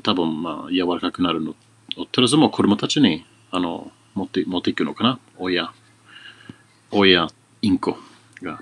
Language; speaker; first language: Japanese; non-native, fluent; Swedish